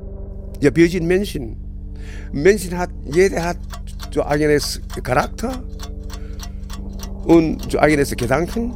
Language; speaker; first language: German; non-native, learner; Korean